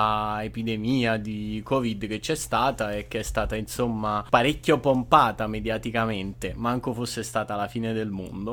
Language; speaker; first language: Italian; native; Italian